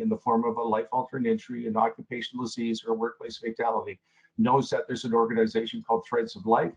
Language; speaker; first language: English; native; English